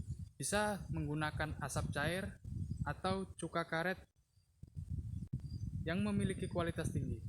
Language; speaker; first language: Indonesian; native; Indonesian